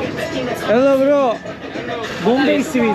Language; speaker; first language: English; non-native, learner; Turkish